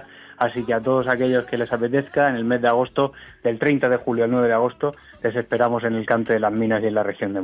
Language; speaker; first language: Spanish; native; Spanish